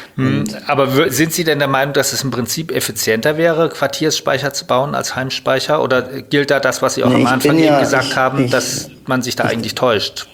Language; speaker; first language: German; native; German